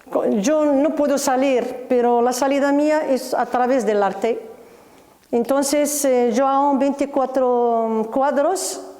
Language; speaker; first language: Spanish; non-native, learner; Arabic